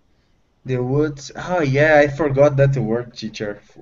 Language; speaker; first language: English; non-native, learner; Spanish